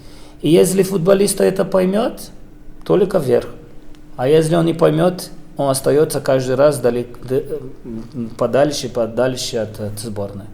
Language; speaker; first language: Russian; non-native, fluent; Portuguese